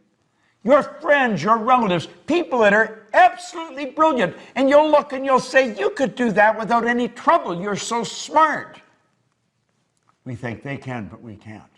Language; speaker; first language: English; native; English